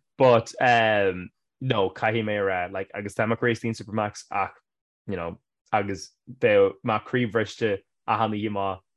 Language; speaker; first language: Irish; native; Irish